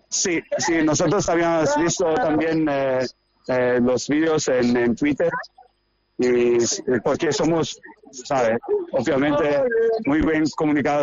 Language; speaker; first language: Spanish; non-native, fluent; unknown